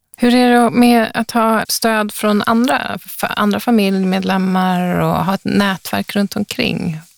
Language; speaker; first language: Swedish; native; Swedish